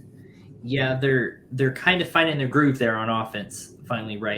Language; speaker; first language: English; native; English